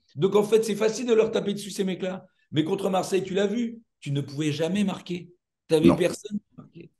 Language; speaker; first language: French; native; French